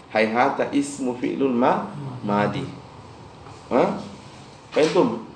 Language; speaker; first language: Arabic; non-native, fluent; Indonesian